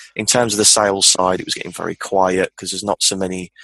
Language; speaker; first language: English; native; English